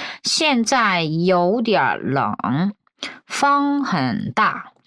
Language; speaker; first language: Chinese; non-native, fluent; Korean